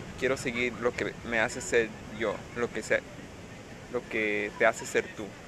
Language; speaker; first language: Spanish; early bilingual, heritage; Spanish